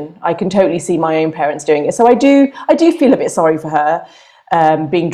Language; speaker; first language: English; native; English